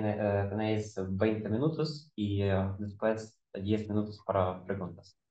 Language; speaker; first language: Spanish; non-native, fluent; Ukrainian